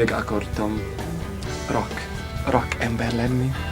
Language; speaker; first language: Hungarian; non-native, learner; English